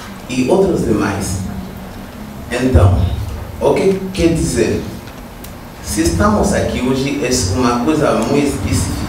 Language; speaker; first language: Portuguese; non-native, learner; Haitian Creole